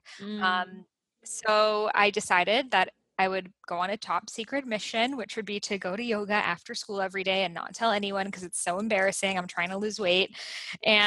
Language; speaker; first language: English; early bilingual, other home language; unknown